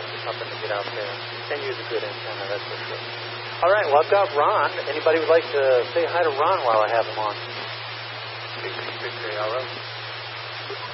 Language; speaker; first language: English; native; English